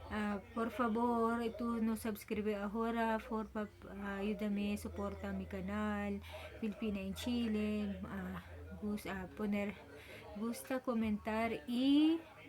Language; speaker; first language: Spanish; non-native, learner; Filipino